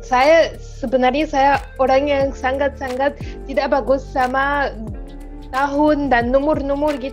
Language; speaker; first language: Indonesian; non-native, fluent; Arabic